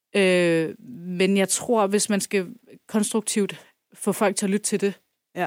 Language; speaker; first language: Danish; early bilingual, other home language; Kurdish